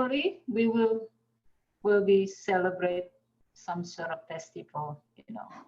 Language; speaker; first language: English; non-native, fluent; Indonesian